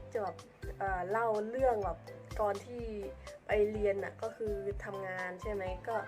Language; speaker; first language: Thai; early bilingual, other home language; Khmer